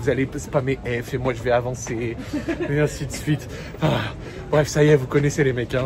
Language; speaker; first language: French; native; French